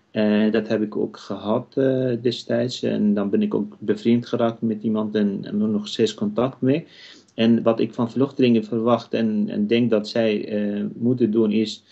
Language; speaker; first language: Dutch; non-native, fluent; Kurdish